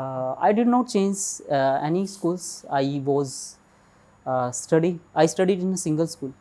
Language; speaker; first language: English; non-native, local second language; Hindi